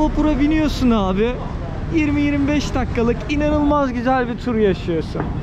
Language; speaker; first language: Turkish; native; Turkish